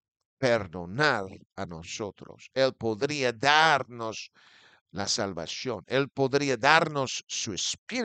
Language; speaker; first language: Spanish; non-native, fluent; English